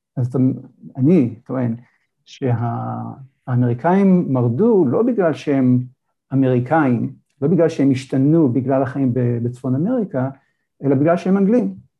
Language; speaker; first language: Hebrew; native; Hebrew